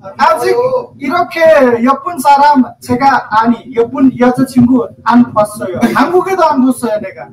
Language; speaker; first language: Korean; non-native, learner; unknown